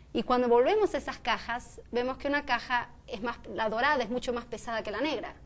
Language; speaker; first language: Spanish; native; Spanish